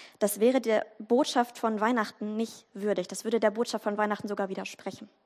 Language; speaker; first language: German; native; German